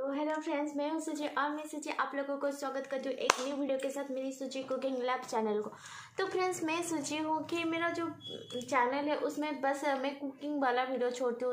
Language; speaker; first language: Hindi; non-native, local second language; Odia